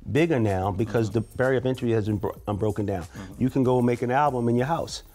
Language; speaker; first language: English; native; English